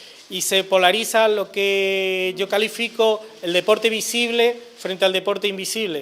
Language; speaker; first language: Spanish; native; Spanish